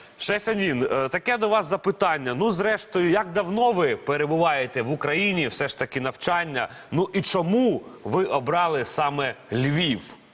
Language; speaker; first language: Ukrainian; native; Ukrainian